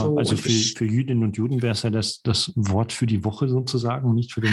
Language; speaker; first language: German; native; German